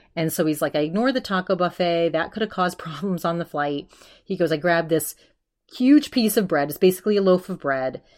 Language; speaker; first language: English; native; English